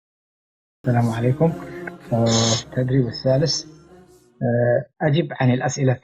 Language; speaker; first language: Arabic; non-native, fluent; Tigrinya